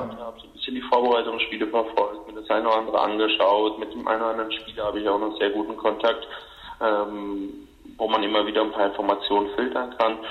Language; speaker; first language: German; native; German